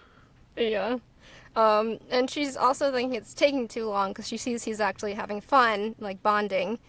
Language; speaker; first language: English; native; English